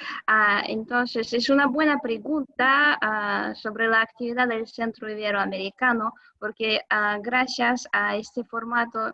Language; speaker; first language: Spanish; non-native, fluent; Russian